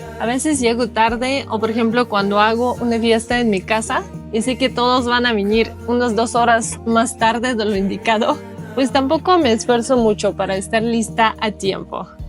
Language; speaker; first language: Spanish; non-native, fluent; Russian